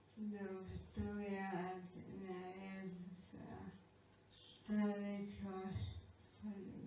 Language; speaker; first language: Swedish; non-native, fluent; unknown